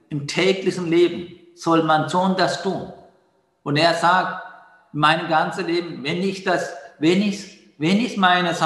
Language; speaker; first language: German; non-native, fluent; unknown